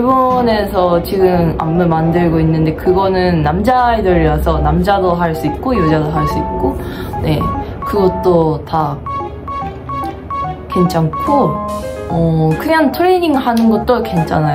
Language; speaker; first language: Korean; non-native, fluent; Japanese